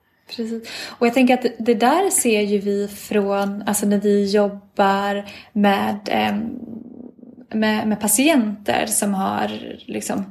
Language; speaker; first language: Swedish; native; Swedish